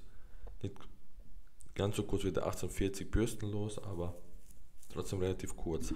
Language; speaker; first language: German; native; German